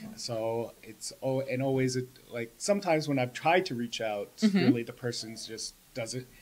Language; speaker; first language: English; native; English